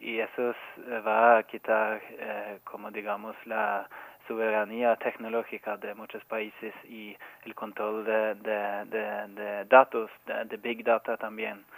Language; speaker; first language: Spanish; non-native, fluent; Norwegian